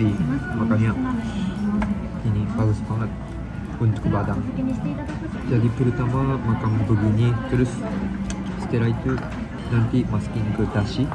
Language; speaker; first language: Indonesian; non-native, fluent; Japanese